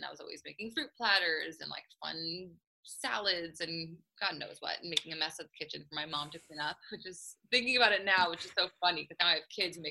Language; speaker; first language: English; native; English